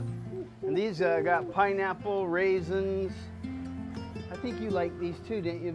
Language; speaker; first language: English; native; English